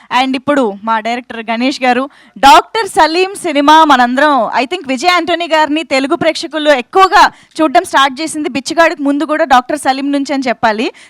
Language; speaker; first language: Telugu; native; Telugu